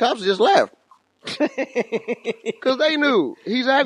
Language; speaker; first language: English; native; English